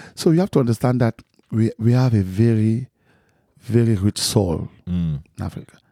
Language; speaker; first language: English; non-native, local second language; French